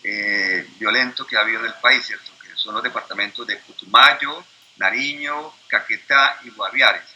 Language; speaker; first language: Spanish; native; Spanish